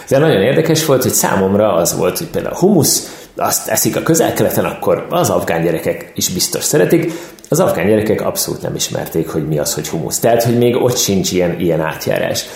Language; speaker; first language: Hungarian; native; Hungarian